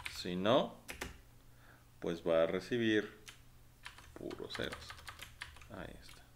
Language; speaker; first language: Spanish; native; Spanish